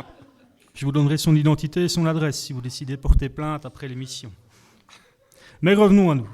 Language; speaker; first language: French; native; French